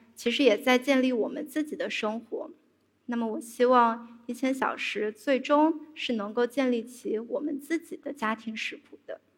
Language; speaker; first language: Chinese; native; Chinese